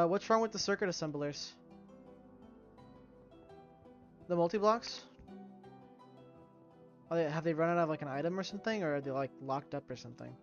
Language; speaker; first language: English; native; English